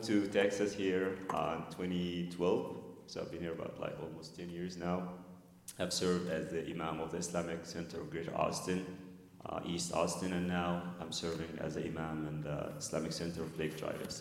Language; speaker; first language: English; non-native, fluent; Arabic